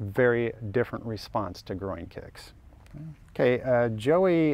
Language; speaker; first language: English; native; English